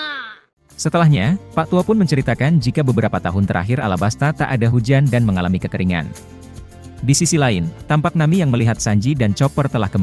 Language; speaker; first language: Indonesian; native; Indonesian